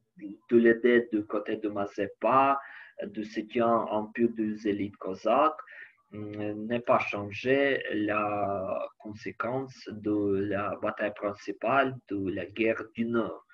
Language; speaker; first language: French; non-native, learner; Ukrainian